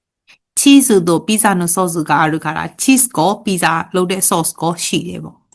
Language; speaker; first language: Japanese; non-native, learner; Burmese